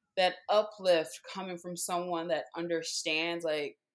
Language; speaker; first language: English; native; English